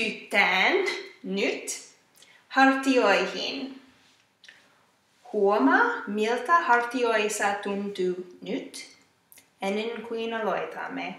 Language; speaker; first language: Finnish; non-native, fluent; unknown